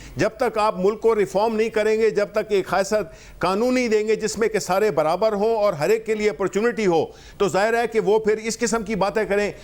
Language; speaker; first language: Urdu; non-native, local second language; Pashto